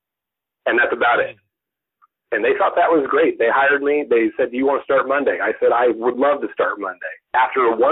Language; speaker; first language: English; native; English